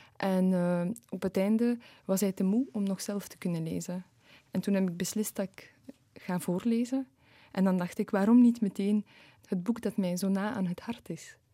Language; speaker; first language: Dutch; early bilingual, other home language; Polish